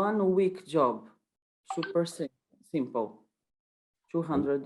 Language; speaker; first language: English; non-native, learner; Portuguese